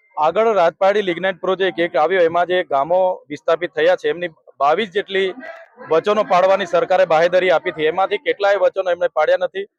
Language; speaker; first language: Gujarati; non-native, local second language; Bhili